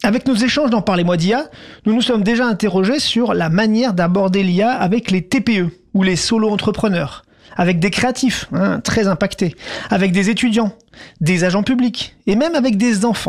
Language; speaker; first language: French; native; French